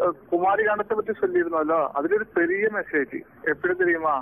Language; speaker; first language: Tamil; non-native, learner; Malayalam